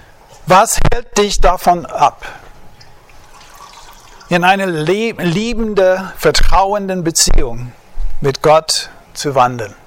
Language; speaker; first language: German; non-native, fluent; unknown